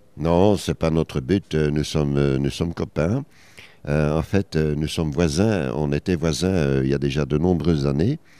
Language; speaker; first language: French; native; French